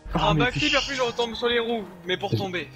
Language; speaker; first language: French; native; French